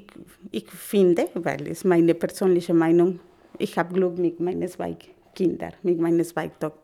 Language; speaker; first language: German; non-native, learner; Spanish